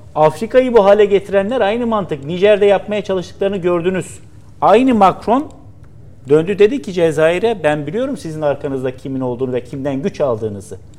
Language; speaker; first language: Turkish; native; Turkish